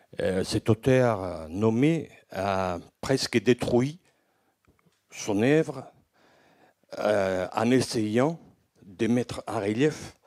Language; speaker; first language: French; non-native, fluent; Greek